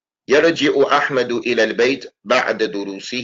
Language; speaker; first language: Arabic; non-native, fluent; English